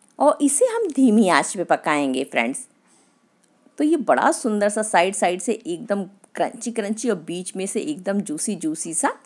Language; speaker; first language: Hindi; native; Hindi